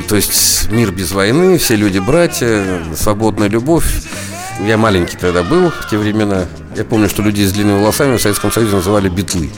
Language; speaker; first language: Russian; native; Russian